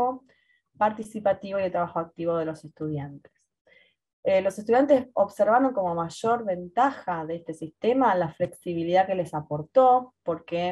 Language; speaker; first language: Spanish; native; Spanish